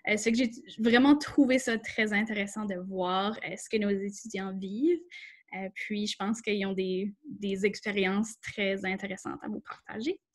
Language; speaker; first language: French; native; French